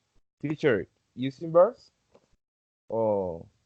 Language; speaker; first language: English; non-native, learner; Spanish